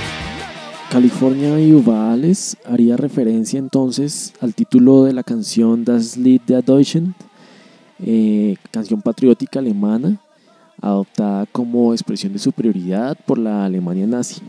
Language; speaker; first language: Spanish; native; Spanish